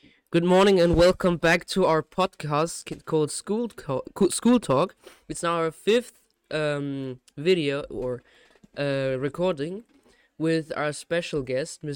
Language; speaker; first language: English; non-native, fluent; German